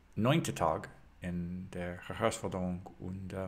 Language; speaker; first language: German; non-native, learner; English